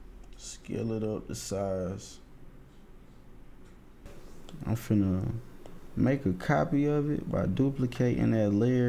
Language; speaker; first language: English; native; English